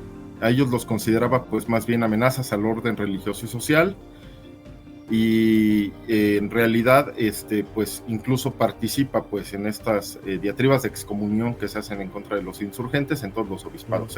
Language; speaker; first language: Spanish; native; Spanish